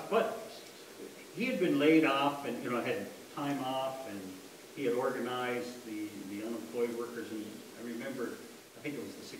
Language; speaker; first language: English; native; English